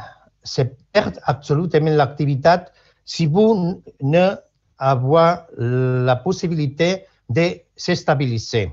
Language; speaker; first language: French; non-native, learner; Spanish